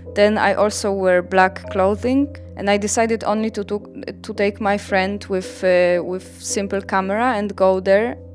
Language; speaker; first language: English; non-native, fluent; Polish